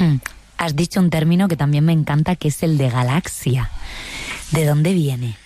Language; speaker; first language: Spanish; native; Spanish